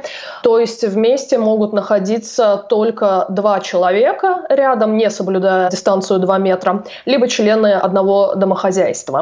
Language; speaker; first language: Russian; native; Russian